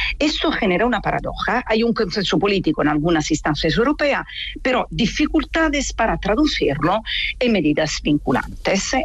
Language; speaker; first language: Spanish; non-native, fluent; Italian